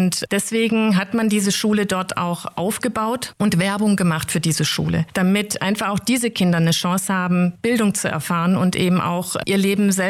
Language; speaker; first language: German; native; German